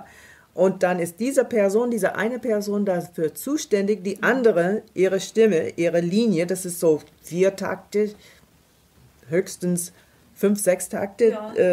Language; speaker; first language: German; non-native, fluent; English